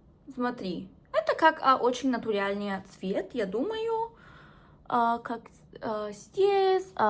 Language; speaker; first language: Russian; non-native, learner; Spanish